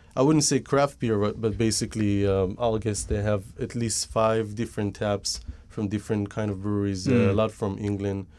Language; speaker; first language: English; non-native, fluent; Hebrew